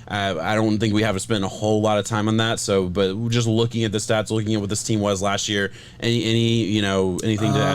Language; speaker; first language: English; native; English